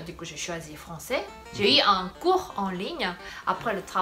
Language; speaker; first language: French; non-native, fluent; Korean